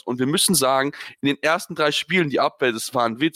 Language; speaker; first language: German; native; German